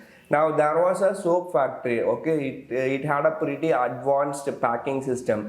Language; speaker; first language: English; non-native, local second language; Tamil